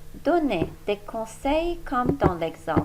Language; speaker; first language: French; non-native, fluent; Persian